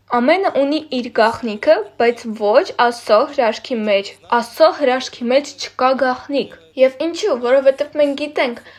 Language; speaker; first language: Armenian; non-native, local second language; Russian